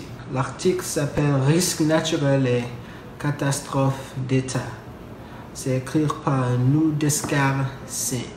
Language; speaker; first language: French; non-native, learner; English